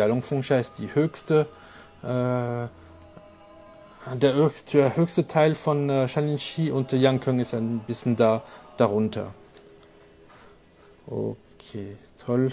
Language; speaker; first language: German; non-native, local second language; French